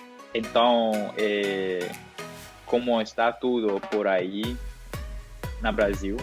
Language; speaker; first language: Portuguese; non-native, learner; Spanish